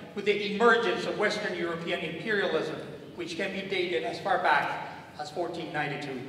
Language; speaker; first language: English; non-native, fluent; Spanish